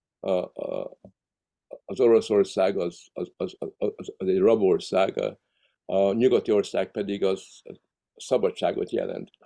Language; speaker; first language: Hungarian; early bilingual, heritage; Hungarian